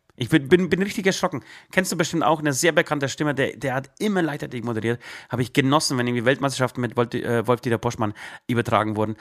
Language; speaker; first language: German; early bilingual, other home language; Polish